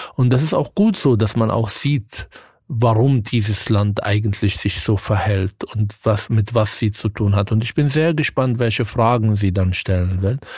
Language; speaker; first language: German; non-native, fluent; Arabic